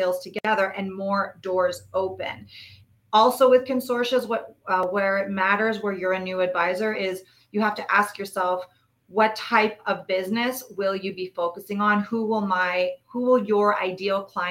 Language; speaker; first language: English; native; English